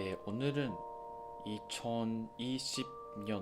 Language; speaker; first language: Korean; non-native, fluent; Japanese